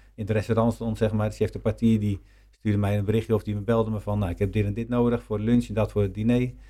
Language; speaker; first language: Dutch; native; Dutch